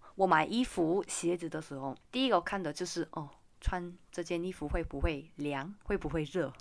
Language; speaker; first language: Chinese; non-native, fluent; Korean